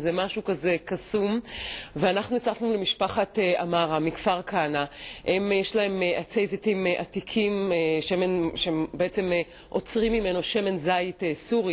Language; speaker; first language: Hebrew; native; Hebrew